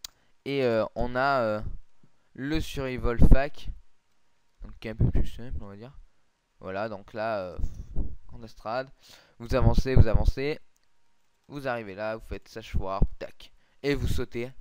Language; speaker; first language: French; native; French